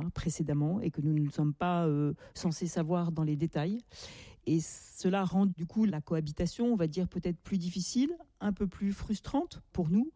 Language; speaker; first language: French; native; French